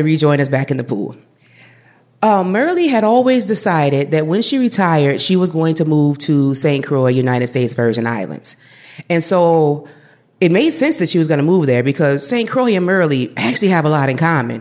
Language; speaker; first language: English; native; English